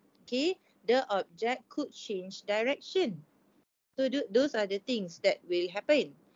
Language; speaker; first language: English; non-native, local second language; Malay